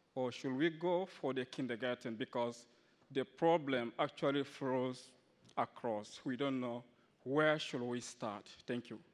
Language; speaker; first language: English; non-native, local second language; Hausa